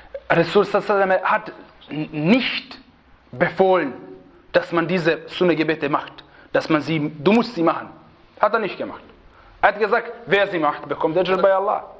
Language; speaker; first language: German; non-native, fluent; Arabic